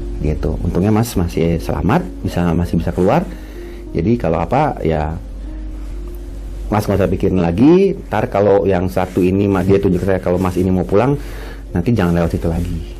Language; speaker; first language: Indonesian; native; Indonesian